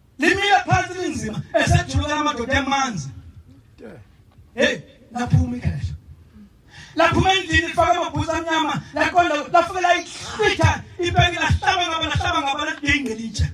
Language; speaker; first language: Zulu; non-native, local second language; Xhosa